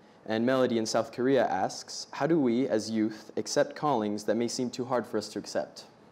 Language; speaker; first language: English; native; English